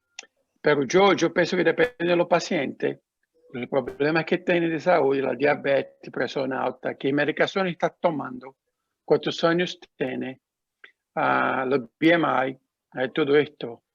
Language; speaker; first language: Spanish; non-native, learner; Portuguese